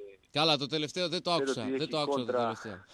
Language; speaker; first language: Greek; native; Greek